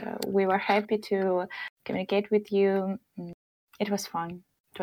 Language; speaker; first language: English; non-native, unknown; Russian